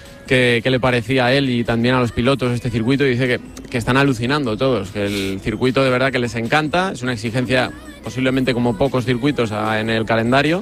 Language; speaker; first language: Spanish; native; Spanish